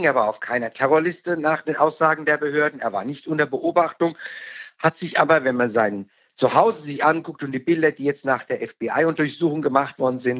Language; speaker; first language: German; native; German